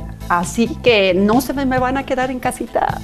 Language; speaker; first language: Spanish; native; Spanish